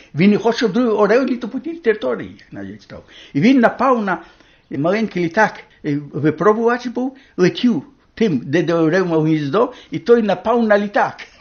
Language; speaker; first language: Ukrainian; native; Ukrainian